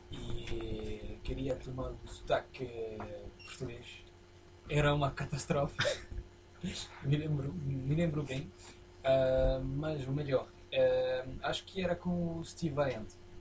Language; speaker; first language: Portuguese; non-native, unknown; French